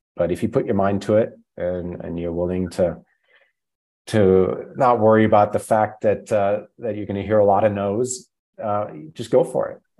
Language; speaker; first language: English; non-native, fluent; German